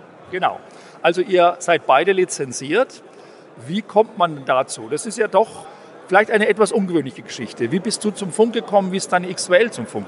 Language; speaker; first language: German; native; German